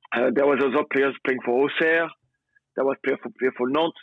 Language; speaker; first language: English; non-native, fluent; French